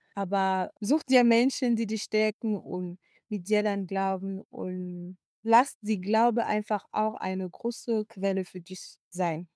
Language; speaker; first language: German; non-native, fluent; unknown